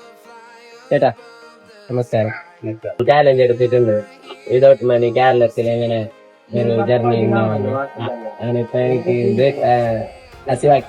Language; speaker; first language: Malayalam; non-native, learner; Kannada